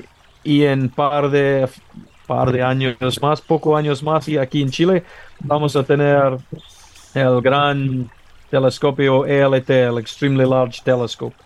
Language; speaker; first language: Spanish; non-native, fluent; English